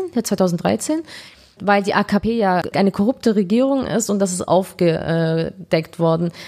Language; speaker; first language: German; native; German